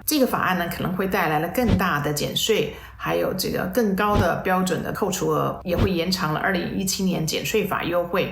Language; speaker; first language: Chinese; native; Chinese